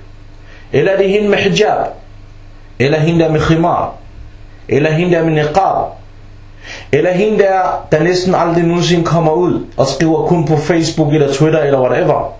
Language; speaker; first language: Danish; early bilingual, other home language; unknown